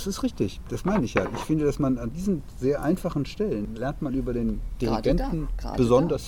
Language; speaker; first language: German; native; German